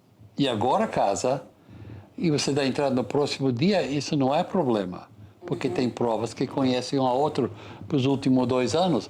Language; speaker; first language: Portuguese; non-native, fluent; English